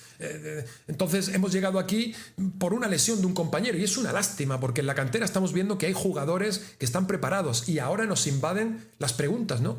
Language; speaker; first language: Spanish; native; Spanish